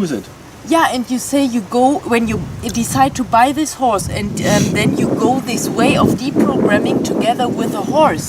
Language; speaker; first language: English; non-native, fluent; German